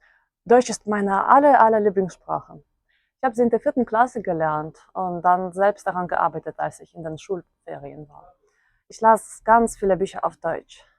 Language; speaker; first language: German; non-native, fluent; Russian